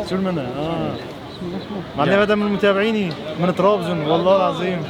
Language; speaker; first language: Arabic; native; Arabic